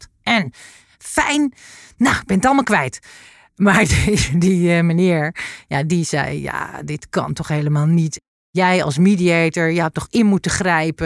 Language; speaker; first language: Dutch; native; Dutch